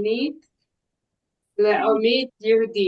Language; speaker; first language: Hebrew; non-native, learner; English